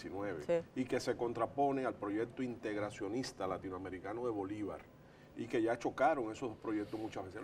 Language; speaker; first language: Spanish; native; Spanish